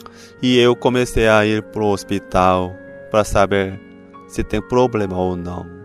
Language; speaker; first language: Portuguese; non-native, fluent; Korean